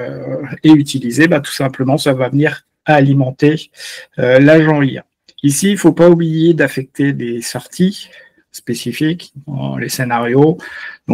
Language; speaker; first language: French; native; French